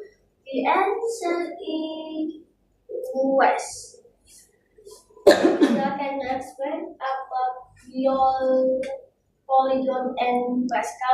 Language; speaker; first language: English; non-native, learner; Indonesian